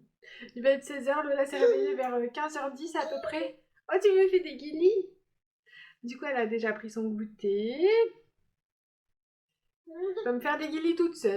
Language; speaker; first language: French; native; French